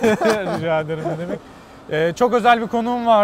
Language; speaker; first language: Turkish; native; Turkish